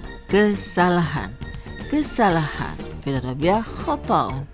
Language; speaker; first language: Arabic; non-native, fluent; Indonesian